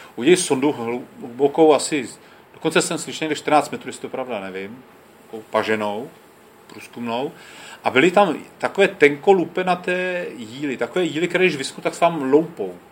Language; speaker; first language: Czech; native; Czech